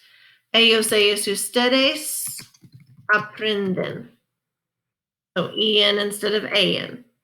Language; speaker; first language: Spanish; non-native, fluent; English